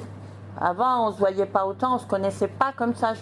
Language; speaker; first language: French; native; French